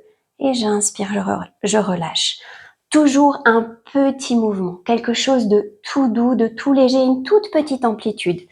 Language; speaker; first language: French; native; French